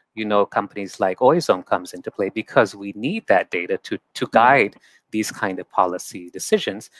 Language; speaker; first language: English; native; English